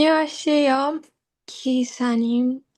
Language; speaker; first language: Korean; non-native, learner; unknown